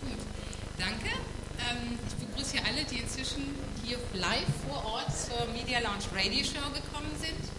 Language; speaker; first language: German; native; German